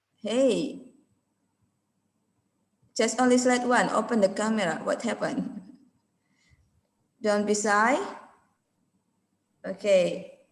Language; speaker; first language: English; non-native, learner; Indonesian